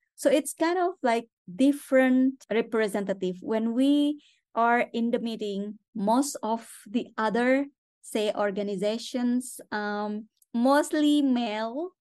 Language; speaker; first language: English; non-native, fluent; Indonesian